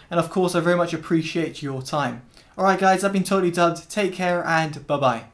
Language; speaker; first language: English; native; English